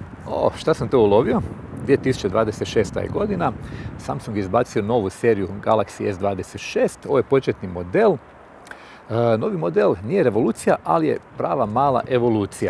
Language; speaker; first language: Croatian; native; Croatian